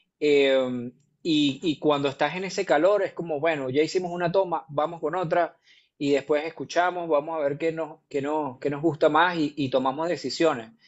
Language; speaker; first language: Spanish; native; Spanish